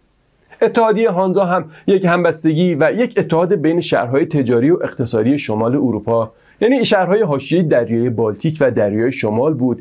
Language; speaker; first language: Persian; native; Persian